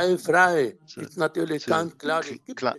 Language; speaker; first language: German; native; German